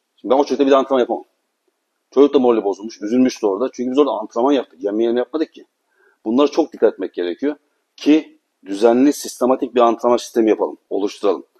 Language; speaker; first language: Turkish; native; Turkish